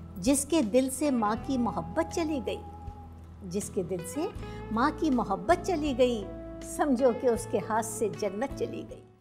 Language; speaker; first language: Hindi; native; Hindi